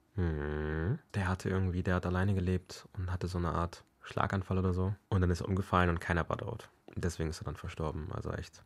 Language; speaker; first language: German; early bilingual, other home language; Akan